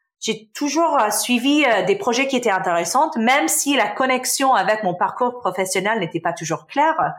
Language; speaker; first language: French; non-native, local second language; Arabic